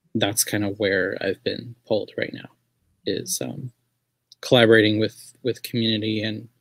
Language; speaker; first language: English; native; English